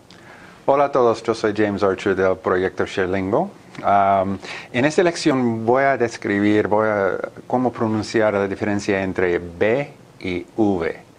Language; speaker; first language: Spanish; non-native, learner; English